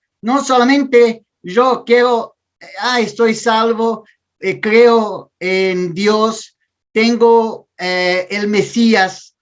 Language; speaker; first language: Spanish; non-native, learner; Portuguese